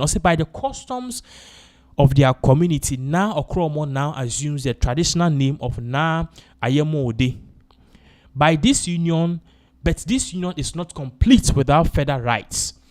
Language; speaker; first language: English; non-native, local second language; Akan